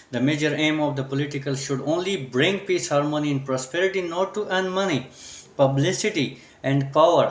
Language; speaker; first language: English; non-native, local second language; Urdu